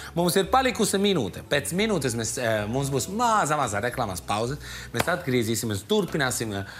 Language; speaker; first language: Latvian; non-native, fluent; Italian